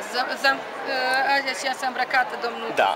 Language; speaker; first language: Romanian; early bilingual, heritage; Romanian